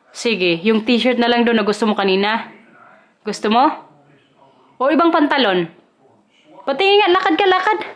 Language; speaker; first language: Filipino; non-native, local second language; Waray